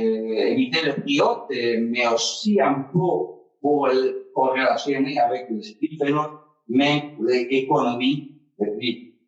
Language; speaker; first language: French; non-native, fluent; Spanish